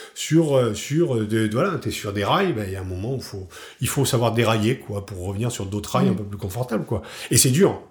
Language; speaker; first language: French; native; French